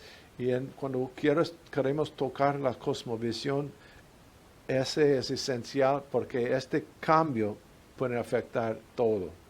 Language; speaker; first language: Spanish; non-native, fluent; English